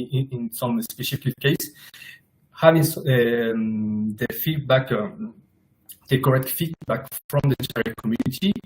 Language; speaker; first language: English; non-native, fluent; Spanish